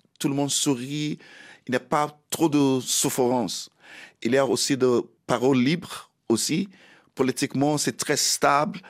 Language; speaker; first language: French; non-native, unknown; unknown